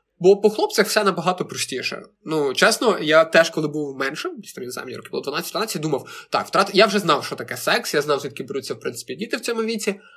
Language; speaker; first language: Ukrainian; native; Ukrainian